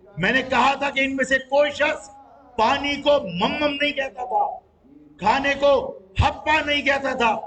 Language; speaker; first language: Urdu; native; Urdu